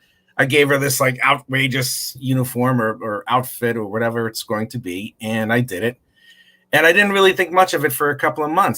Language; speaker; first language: English; native; English